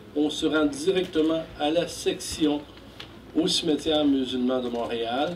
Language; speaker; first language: French; native; French